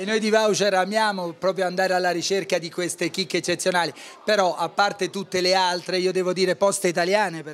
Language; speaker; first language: Italian; native; Italian